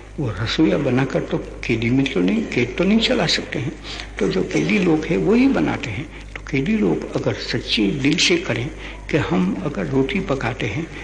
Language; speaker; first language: Hindi; non-native, local second language; Gujarati